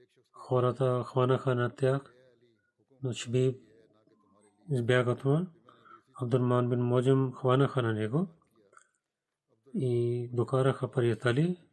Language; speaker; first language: Bulgarian; non-native, fluent; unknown